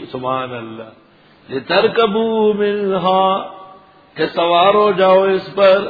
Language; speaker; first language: Urdu; non-native, local second language; Pashto